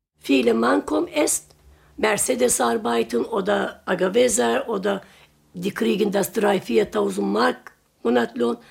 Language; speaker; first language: German; non-native, learner; Turkish